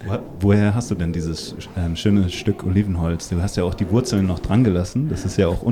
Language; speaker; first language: German; native; German